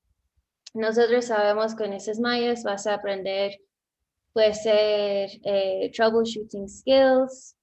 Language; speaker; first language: Spanish; non-native, fluent; English